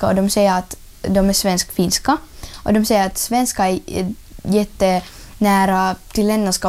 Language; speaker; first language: Swedish; early bilingual, other home language; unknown